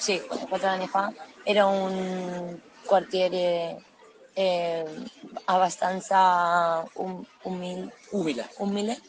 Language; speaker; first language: Italian; non-native, learner; Spanish